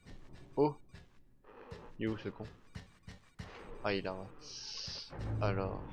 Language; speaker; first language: French; native; French